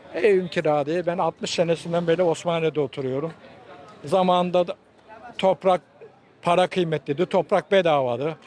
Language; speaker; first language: Turkish; native; Turkish